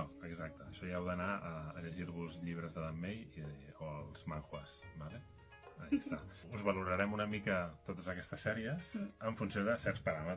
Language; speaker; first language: Catalan; native; Catalan